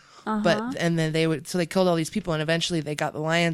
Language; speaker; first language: English; native; English